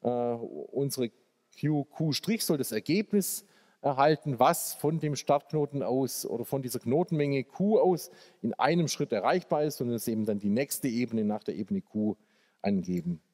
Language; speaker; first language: German; native; German